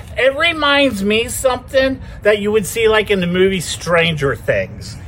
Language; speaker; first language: English; native; English